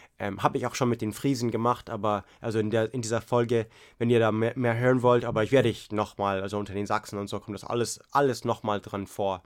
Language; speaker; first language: German; non-native, fluent; English